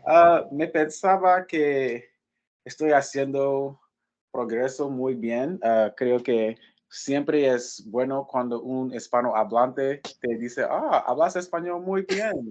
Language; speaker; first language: Spanish; non-native, fluent; English